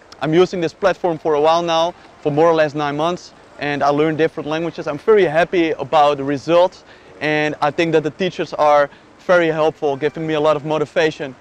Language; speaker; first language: English; non-native, fluent; Dutch